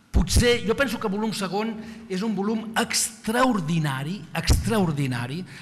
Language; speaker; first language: Catalan; native; Catalan